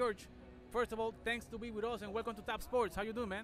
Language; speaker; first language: English; non-native, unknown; Spanish